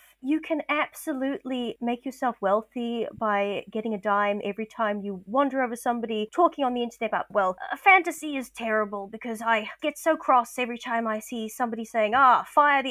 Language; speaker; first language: English; native; English